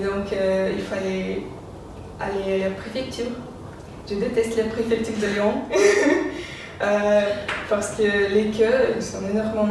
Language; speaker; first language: French; non-native, fluent; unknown